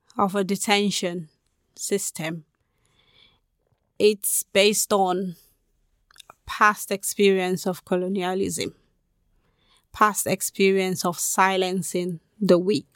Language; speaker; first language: English; non-native, local second language; Krio